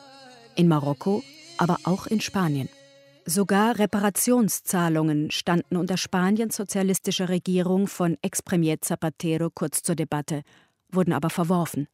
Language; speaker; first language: German; native; German